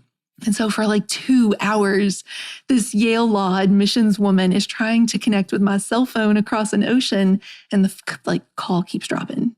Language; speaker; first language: English; native; English